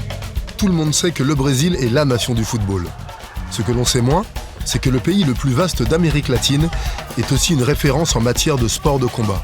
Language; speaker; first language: French; native; French